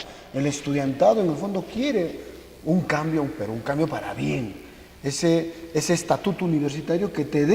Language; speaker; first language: Spanish; native; Spanish